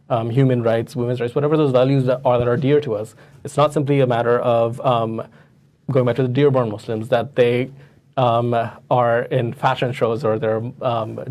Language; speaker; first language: English; non-native, local second language; Urdu